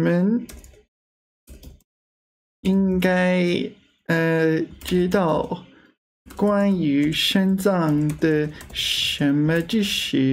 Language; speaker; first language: Chinese; non-native, learner; English